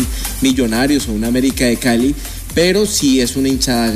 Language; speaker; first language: Spanish; native; Spanish